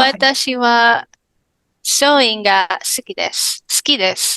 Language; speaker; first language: Japanese; non-native, learner; Filipino